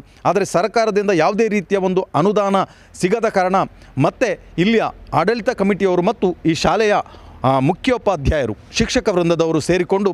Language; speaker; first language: Kannada; native; Kannada